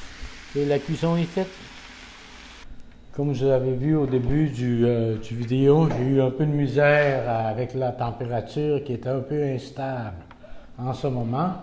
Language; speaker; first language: French; non-native, fluent; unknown